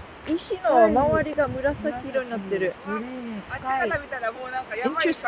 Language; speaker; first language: Japanese; non-native, fluent; English